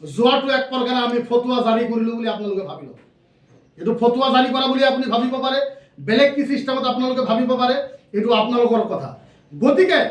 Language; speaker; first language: Assamese; non-native, local second language; Bangla